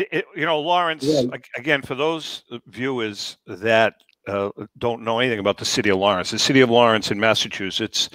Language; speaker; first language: English; native; English